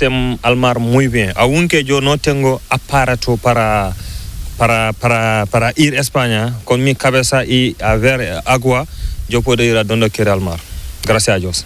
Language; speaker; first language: Spanish; non-native, learner; Fula